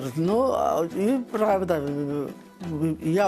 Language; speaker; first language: Russian; non-native, learner; Georgian